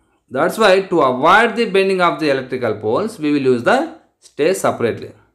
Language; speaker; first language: English; non-native, local second language; Telugu